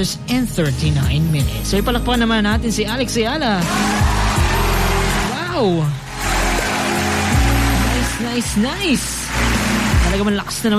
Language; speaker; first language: Filipino; native; Filipino